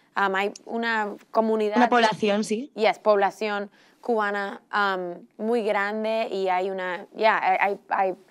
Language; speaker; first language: Spanish; early bilingual, heritage; Spanish